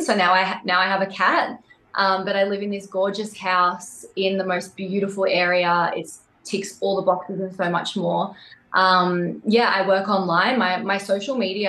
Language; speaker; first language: English; native; English